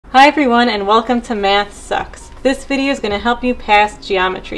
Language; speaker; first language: English; native; English